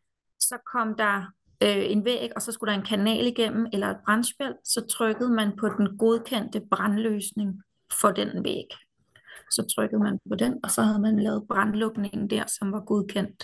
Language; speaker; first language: Danish; native; Danish